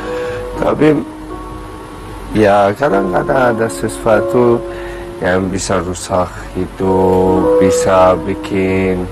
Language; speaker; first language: Indonesian; non-native, learner; Persian